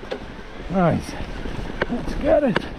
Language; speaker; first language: English; native; English